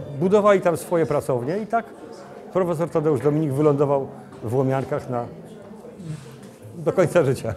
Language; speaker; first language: Polish; native; Polish